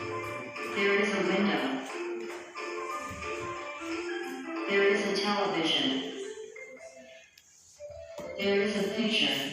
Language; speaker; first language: English; non-native, learner; Indonesian